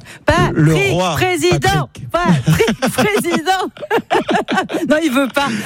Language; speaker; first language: French; native; French